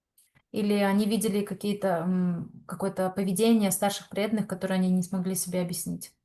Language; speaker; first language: Russian; native; Russian